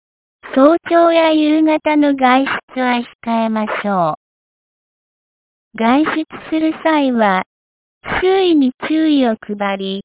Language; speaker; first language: Japanese; native; Japanese